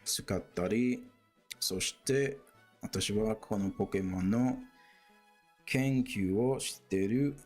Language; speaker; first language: Japanese; non-native, learner; English